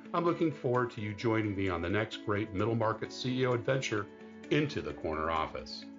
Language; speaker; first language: English; native; English